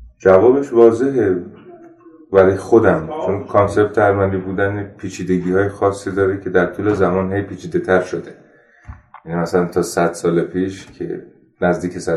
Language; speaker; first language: Persian; non-native, local second language; Armenian